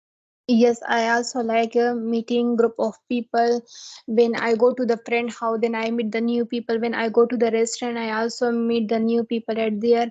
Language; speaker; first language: English; non-native, learner; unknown